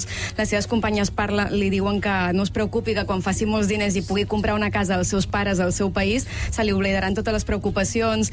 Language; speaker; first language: Catalan; native; Catalan